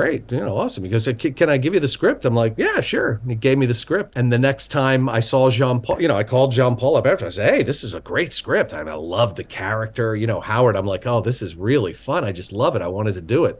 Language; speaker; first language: English; native; English